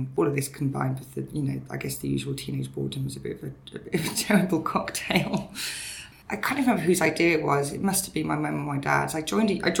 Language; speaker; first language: English; native; English